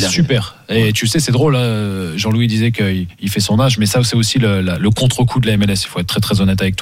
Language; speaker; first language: French; native; French